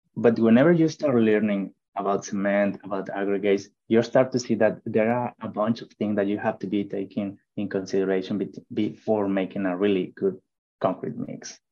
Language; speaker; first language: English; non-native, fluent; Spanish